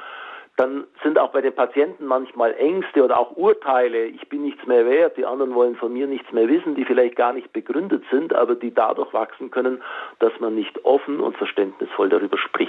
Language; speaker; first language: German; native; German